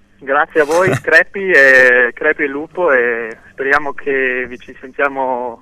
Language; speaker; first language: Italian; non-native, local second language; German